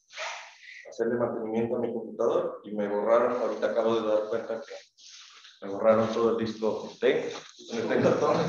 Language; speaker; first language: Spanish; native; Spanish